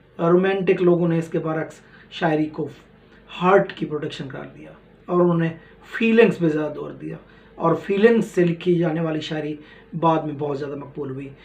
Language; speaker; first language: Urdu; non-native, local second language; Punjabi